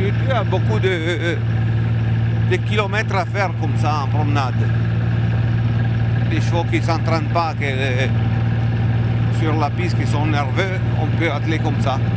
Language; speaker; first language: French; non-native, fluent; Italian